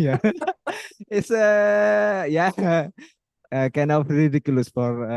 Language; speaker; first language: English; non-native, fluent; Indonesian